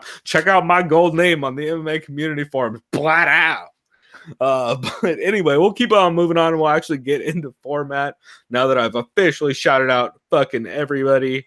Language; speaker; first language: English; native; English